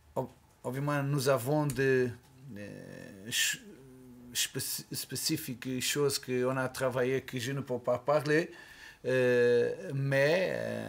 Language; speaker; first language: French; non-native, learner; Portuguese